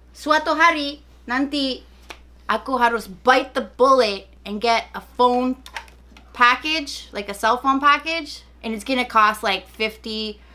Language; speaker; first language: English; native; English